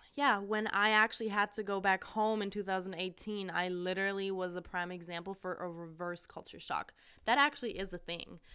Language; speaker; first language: English; non-native, fluent; German